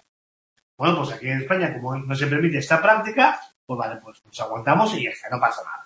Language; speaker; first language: Spanish; native; Spanish